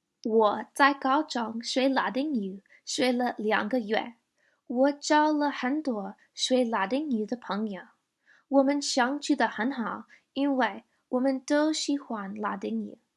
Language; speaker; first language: Chinese; non-native, learner; English